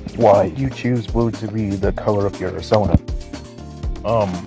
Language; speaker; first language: English; native; English